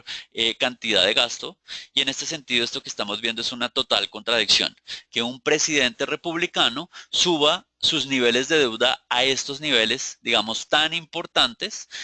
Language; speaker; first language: Spanish; native; Spanish